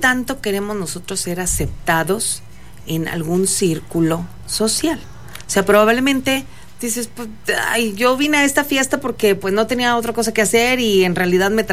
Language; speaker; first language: Spanish; native; Spanish